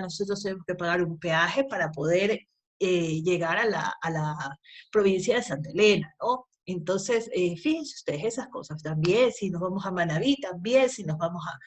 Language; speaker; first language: Spanish; native; Spanish